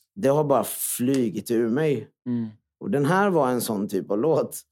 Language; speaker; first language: Swedish; non-native, local second language; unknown